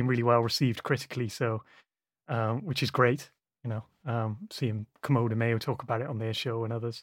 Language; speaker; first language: English; native; English